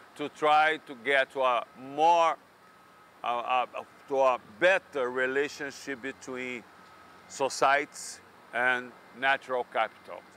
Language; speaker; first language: English; non-native, fluent; Portuguese